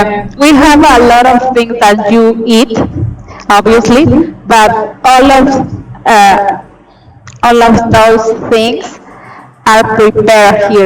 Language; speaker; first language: English; non-native, fluent; Spanish